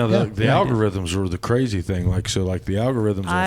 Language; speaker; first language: English; native; English